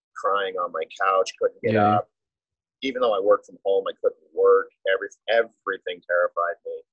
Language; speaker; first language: English; native; English